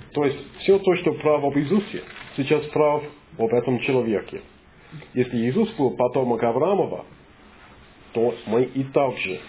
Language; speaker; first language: Russian; non-native, fluent; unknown